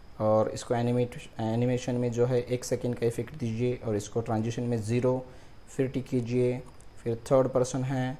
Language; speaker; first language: Hindi; non-native, local second language; Marathi